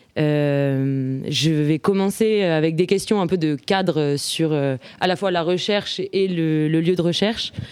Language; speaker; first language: French; native; French